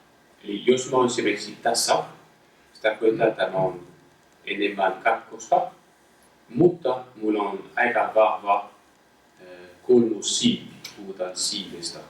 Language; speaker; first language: Finnish; non-native, fluent; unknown